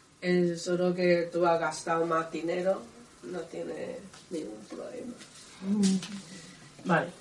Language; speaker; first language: Spanish; non-native, learner; Chinese